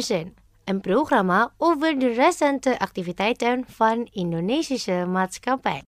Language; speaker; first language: Dutch; non-native, fluent; Indonesian